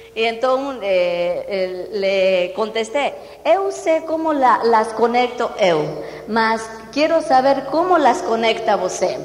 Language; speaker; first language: Spanish; non-native, fluent; Portuguese